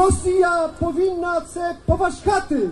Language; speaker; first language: Ukrainian; non-native, learner; Polish